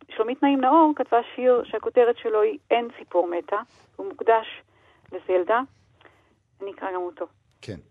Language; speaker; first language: Hebrew; native; Hebrew